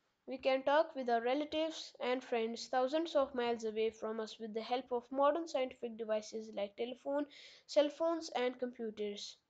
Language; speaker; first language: English; non-native, local second language; Urdu